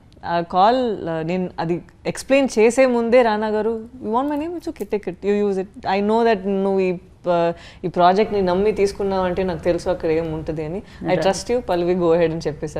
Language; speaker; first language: Telugu; non-native, fluent; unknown